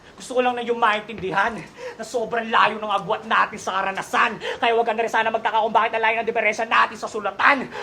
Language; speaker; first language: Filipino; non-native, local second language; Pampanga